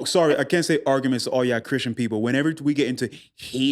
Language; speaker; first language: English; native; English